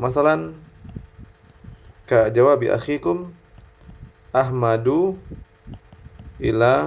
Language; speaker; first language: Arabic; non-native, fluent; Indonesian